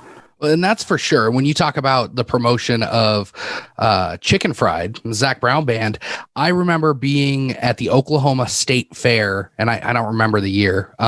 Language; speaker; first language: English; native; English